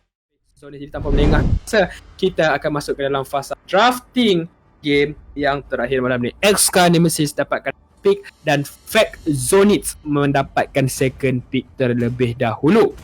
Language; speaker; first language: Malay; native; Malay